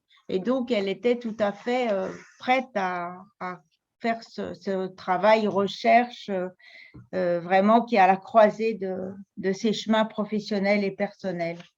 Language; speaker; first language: French; native; French